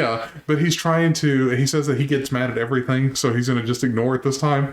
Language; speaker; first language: English; native; English